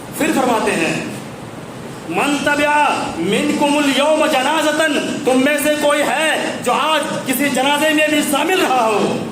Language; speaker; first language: Urdu; native; Urdu